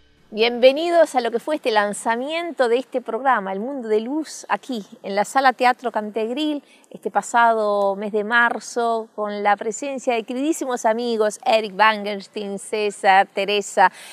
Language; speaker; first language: Spanish; native; Spanish